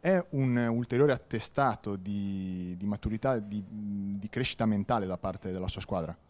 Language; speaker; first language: Italian; native; Italian